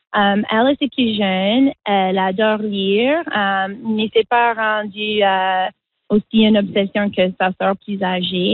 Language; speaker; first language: French; native; French